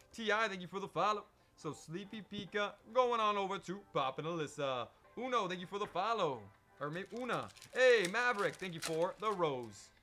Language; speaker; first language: English; native; English